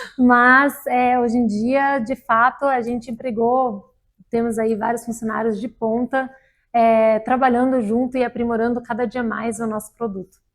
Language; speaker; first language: Portuguese; early bilingual, heritage; Portuguese